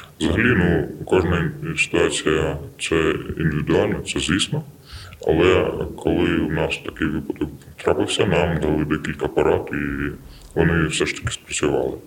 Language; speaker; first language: Ukrainian; non-native, local second language; Russian